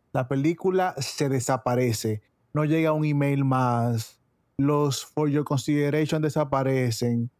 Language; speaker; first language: Spanish; native; Spanish